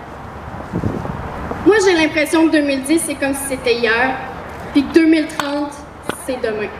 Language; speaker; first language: French; native; French